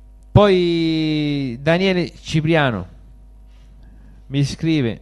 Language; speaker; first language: Italian; native; Italian